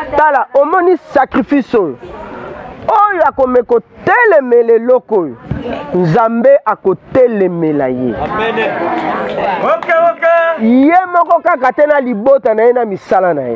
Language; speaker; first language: Lingala; non-native, local second language; Kongo